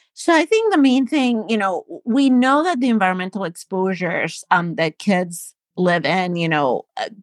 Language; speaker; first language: English; non-native, fluent; Spanish